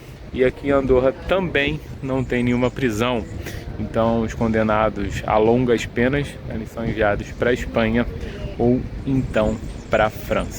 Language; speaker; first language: Portuguese; native; Portuguese